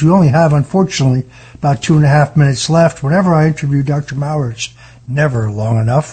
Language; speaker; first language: English; native; English